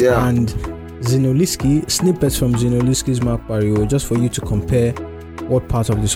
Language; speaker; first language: English; non-native, local second language; Yoruba